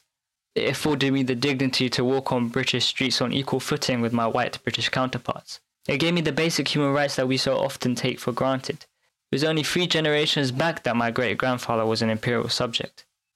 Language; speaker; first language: English; native; English